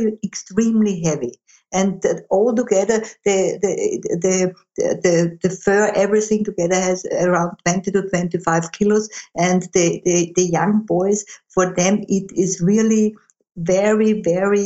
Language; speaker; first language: English; non-native, fluent; German